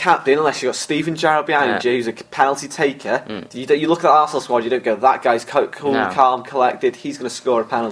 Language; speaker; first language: English; native; English